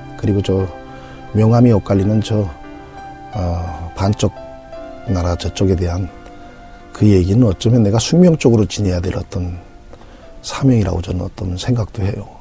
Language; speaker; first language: Korean; native; Korean